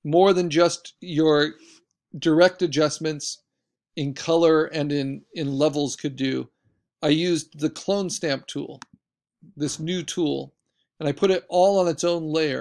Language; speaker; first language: English; native; English